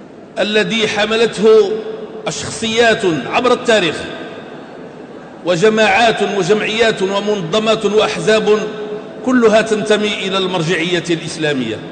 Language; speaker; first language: Arabic; native; Arabic